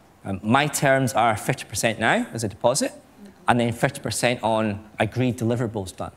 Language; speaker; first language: English; native; English